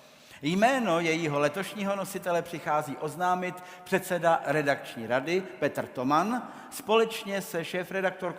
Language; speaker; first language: Czech; native; Czech